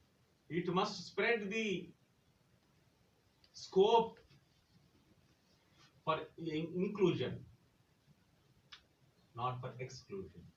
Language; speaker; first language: English; non-native, local second language; Telugu